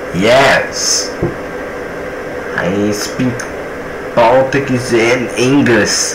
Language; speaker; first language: English; non-native, learner; Portuguese